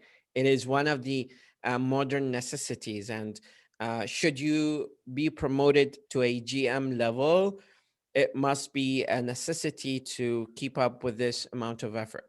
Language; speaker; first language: English; non-native, fluent; Arabic